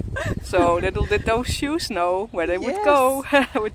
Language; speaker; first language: English; non-native, fluent; Dutch